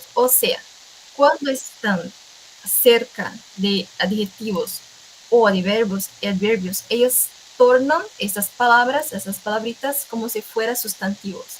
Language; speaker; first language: Spanish; non-native, fluent; Portuguese